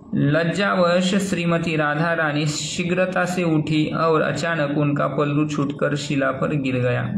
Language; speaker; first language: Hindi; non-native, local second language; Marathi